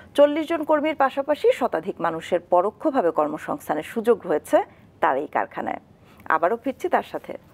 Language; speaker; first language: Bangla; native; Bangla